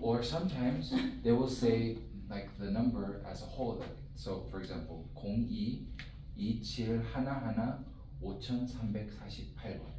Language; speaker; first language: English; early bilingual, other home language; Korean